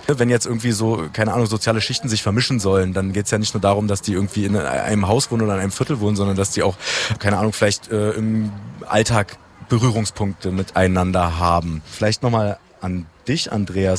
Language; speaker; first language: German; native; German